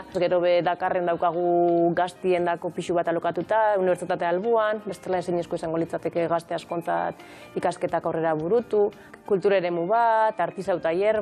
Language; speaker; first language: Basque; native; Basque